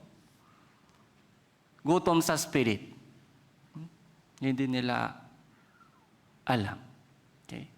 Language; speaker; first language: Filipino; non-native, fluent; Korean